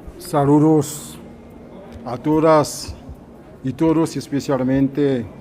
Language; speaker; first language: Spanish; non-native, fluent; Haitian Creole